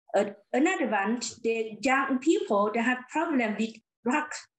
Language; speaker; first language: English; non-native, learner; Lao